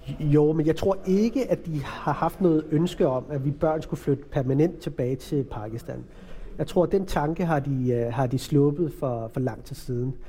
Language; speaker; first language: Danish; early bilingual, other home language; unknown